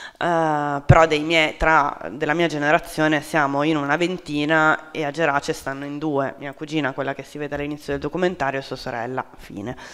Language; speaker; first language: Italian; native; Italian